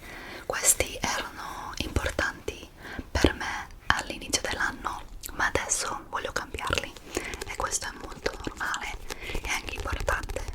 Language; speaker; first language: Italian; non-native, fluent; English